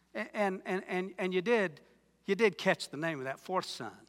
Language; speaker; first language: English; native; English